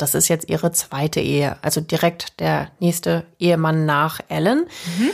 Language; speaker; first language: German; native; German